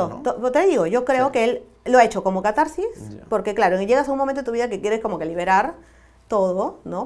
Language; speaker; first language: Spanish; native; Spanish